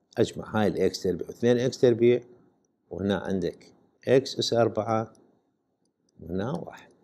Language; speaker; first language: Arabic; native; Arabic